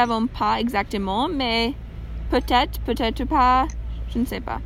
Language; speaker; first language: French; non-native, learner; English